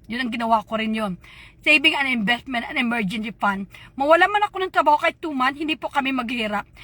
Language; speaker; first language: Filipino; non-native, local second language; Hiligaynon